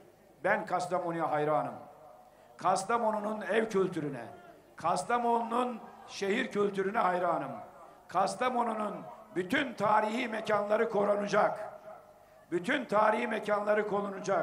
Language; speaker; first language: Turkish; native; Turkish